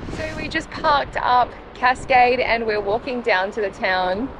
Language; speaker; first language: English; native; English